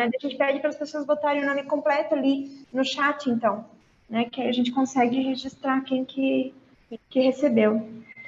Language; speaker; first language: Portuguese; native; Portuguese